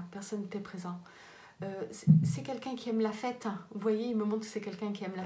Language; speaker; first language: French; native; French